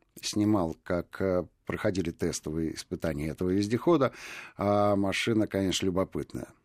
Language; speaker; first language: Russian; native; Russian